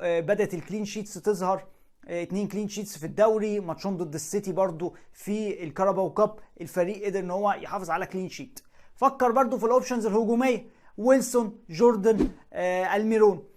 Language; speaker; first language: Arabic; native; Arabic